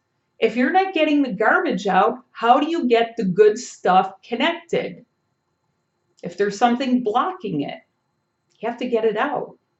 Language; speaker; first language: English; native; English